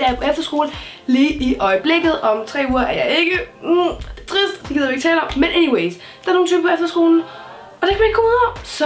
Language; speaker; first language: Danish; native; Danish